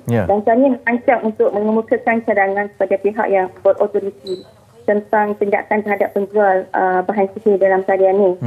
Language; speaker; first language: Malay; native; Malay